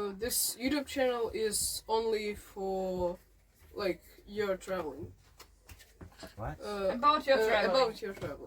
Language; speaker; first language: English; non-native, learner; Ukrainian